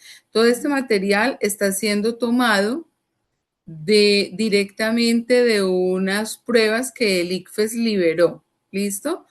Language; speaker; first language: Spanish; native; Spanish